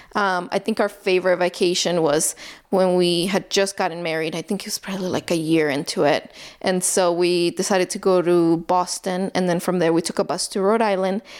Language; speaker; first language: English; early bilingual, other home language; Spanish